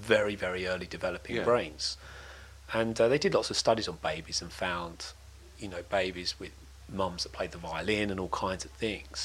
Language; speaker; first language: English; native; English